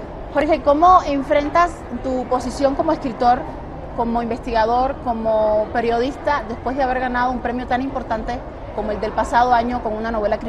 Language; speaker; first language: Spanish; native; Spanish